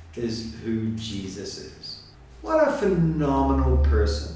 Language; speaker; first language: English; native; English